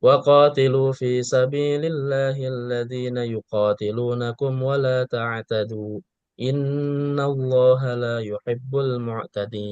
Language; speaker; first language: Arabic; non-native, fluent; Indonesian